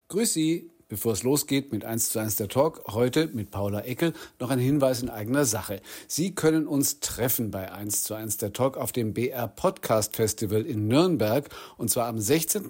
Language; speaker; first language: German; native; German